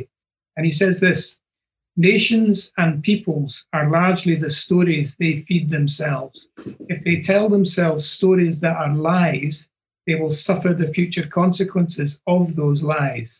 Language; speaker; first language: English; native; English